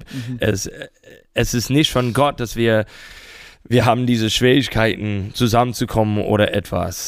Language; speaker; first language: German; non-native, fluent; English